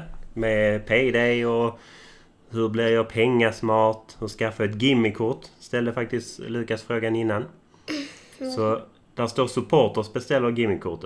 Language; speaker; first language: Swedish; native; Swedish